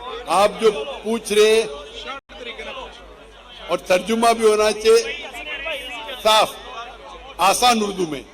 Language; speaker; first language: Hindi; non-native, local second language; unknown